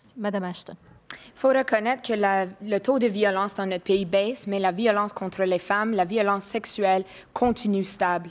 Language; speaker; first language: French; non-native, local second language; English